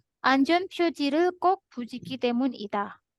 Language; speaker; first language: Korean; non-native, learner; Indonesian